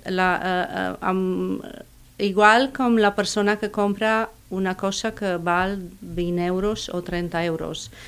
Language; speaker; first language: Catalan; non-native, fluent; Spanish